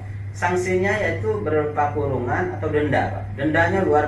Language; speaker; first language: Indonesian; native; Indonesian